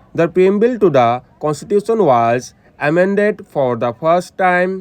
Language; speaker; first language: English; non-native, local second language; Assamese